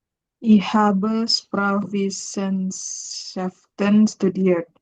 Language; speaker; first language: German; non-native, learner; Indonesian